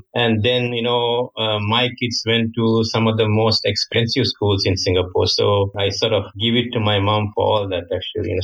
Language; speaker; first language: English; non-native, local second language; Tamil